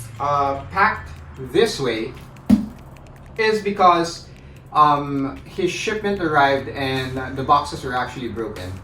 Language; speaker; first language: English; non-native, local second language; Filipino